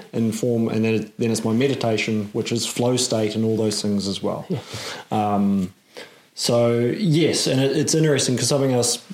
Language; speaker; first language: English; native; English